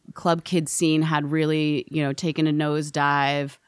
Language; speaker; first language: English; native; English